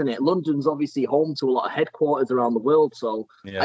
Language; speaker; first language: English; native; English